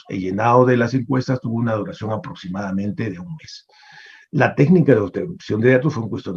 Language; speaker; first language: Spanish; native; Spanish